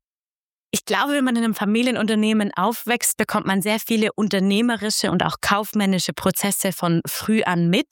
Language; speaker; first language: German; native; German